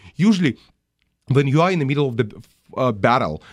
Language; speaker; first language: English; non-native, fluent; Russian